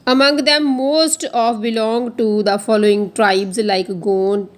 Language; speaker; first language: English; non-native, local second language; Punjabi